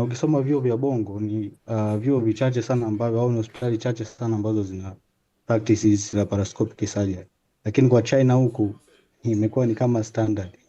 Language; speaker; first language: Swahili; native; Swahili